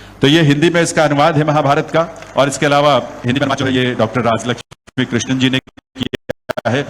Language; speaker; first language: Hindi; native; Hindi